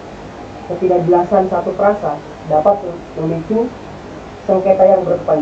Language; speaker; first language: Indonesian; native; Indonesian